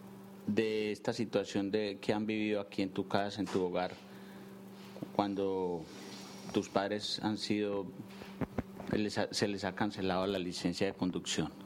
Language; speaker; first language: Spanish; native; Spanish